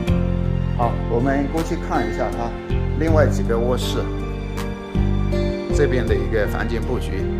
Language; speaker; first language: Chinese; native; Chinese